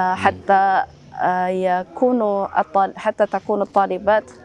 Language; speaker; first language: Arabic; non-native, fluent; Indonesian